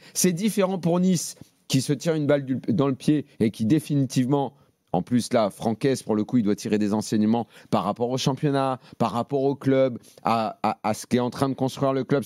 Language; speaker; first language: French; native; French